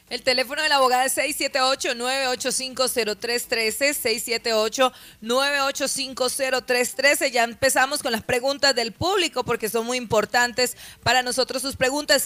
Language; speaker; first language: Spanish; native; Spanish